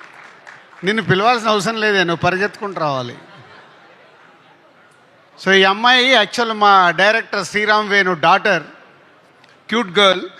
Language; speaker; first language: Telugu; native; Telugu